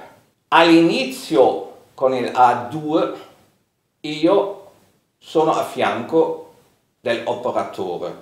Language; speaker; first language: Italian; non-native, fluent; German